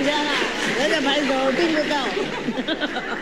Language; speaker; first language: Chinese; non-native, fluent; Vietnamese